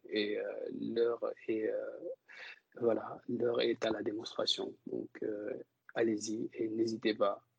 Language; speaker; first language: French; non-native, local second language; Wolof